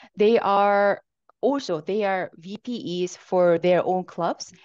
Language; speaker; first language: English; non-native, fluent; Korean